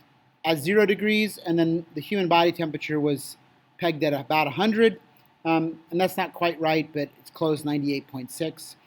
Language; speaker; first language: English; native; English